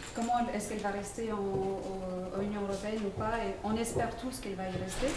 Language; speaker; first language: French; non-native, fluent; Lithuanian